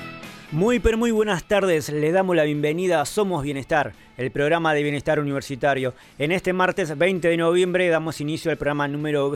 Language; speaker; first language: Spanish; native; Spanish